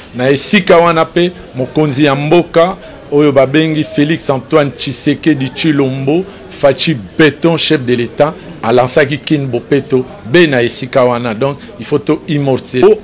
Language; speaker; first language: Lingala; native; Lingala